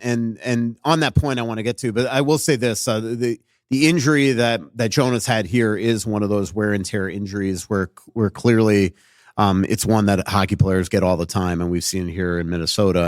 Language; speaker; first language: English; native; English